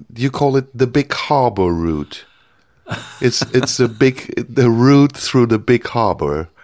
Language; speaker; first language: English; non-native, fluent; Turkish